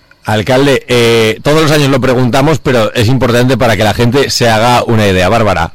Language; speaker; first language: Spanish; native; Spanish